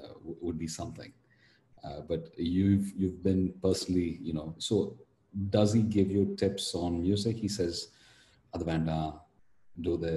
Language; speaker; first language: English; non-native, local second language; Tamil